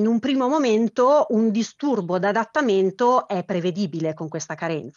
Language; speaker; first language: Italian; native; Italian